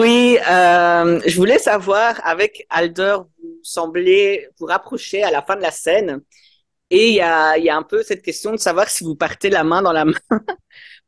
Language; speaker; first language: French; native; French